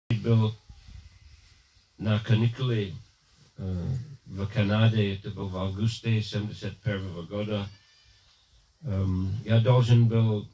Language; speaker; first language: Russian; non-native, fluent; English